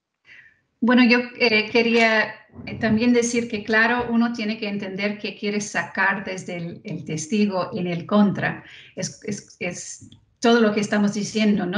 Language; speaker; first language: Spanish; non-native, fluent; English